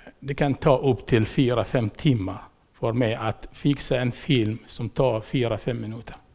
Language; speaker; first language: Swedish; non-native, fluent; Arabic